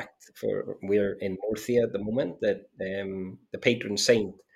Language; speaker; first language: English; native; English